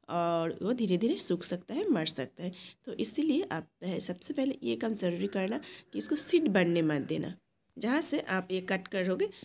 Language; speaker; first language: Hindi; non-native, local second language; Bangla